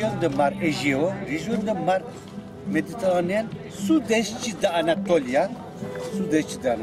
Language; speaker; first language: Portuguese; non-native, learner; Turkish